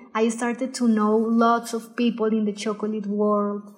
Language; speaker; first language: English; non-native, fluent; Spanish